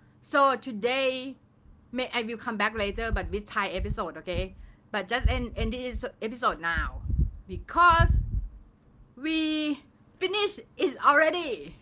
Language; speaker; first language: English; non-native, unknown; Thai